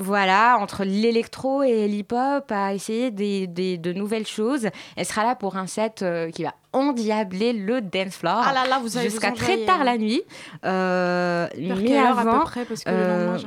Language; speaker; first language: French; native; French